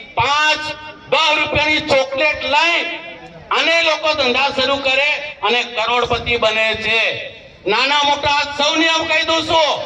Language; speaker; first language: Gujarati; non-native, local second language; Bhili